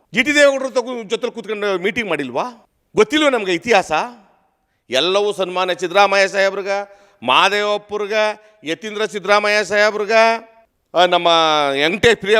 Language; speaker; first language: Kannada; native; Kannada